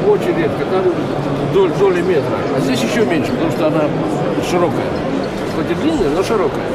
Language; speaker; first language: Russian; native; Russian